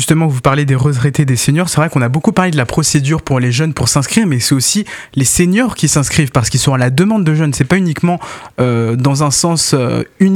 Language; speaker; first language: French; native; French